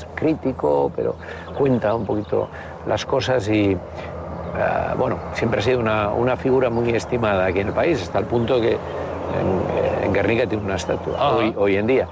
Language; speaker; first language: Spanish; native; Spanish